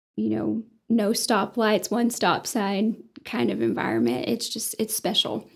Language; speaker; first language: English; native; English